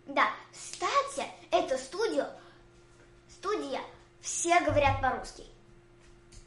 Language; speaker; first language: Russian; early bilingual, heritage; Russian